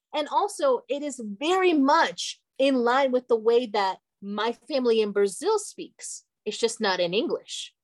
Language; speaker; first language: English; early bilingual, other home language; Portuguese